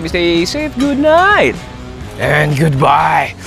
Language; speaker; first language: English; non-native, local second language; Filipino